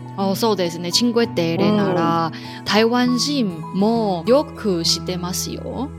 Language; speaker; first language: Japanese; non-native, learner; Chinese